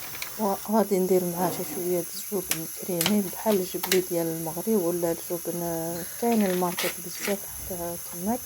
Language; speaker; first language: Arabic; native; Arabic